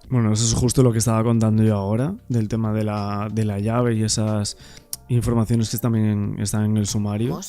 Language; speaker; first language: Spanish; native; Spanish